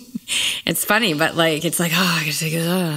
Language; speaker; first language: English; native; English